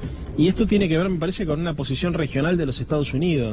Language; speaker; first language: Spanish; native; Spanish